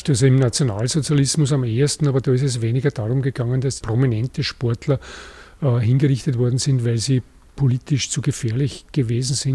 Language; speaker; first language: German; native; German